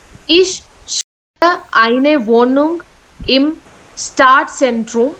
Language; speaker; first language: German; non-native, learner; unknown